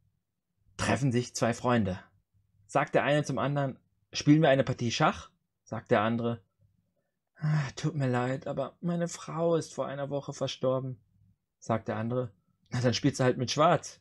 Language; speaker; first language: German; native; German